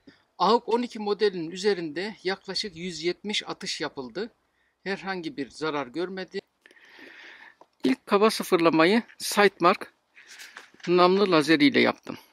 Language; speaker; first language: Turkish; native; Turkish